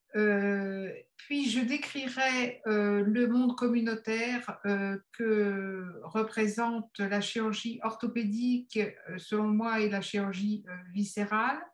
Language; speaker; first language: French; native; French